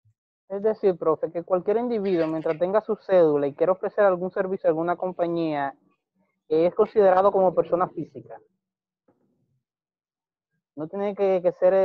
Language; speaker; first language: Spanish; native; Spanish